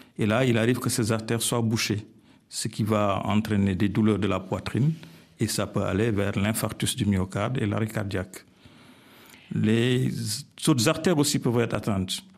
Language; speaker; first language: French; non-native, local second language; Wolof